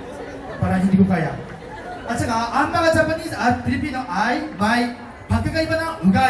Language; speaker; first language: Filipino; non-native, fluent; Japanese